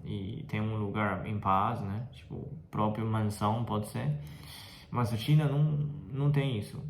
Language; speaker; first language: Portuguese; non-native, fluent; Chinese